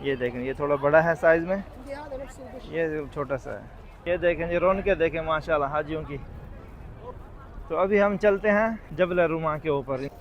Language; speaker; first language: Hindi; native; Hindi